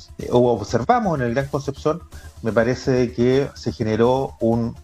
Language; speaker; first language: Spanish; native; Spanish